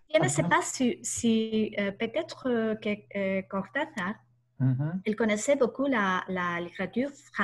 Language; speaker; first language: French; non-native, learner; Spanish